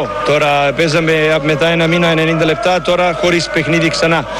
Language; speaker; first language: Greek; non-native, learner; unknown